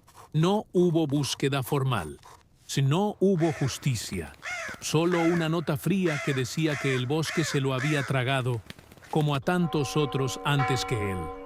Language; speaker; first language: Spanish; native; Spanish